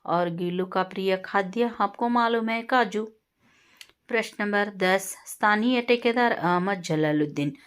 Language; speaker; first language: Hindi; non-native, local second language; Kannada